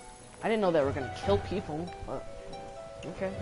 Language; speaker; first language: English; native; English